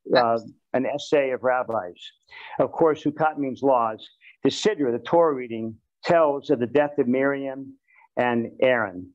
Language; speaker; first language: English; native; English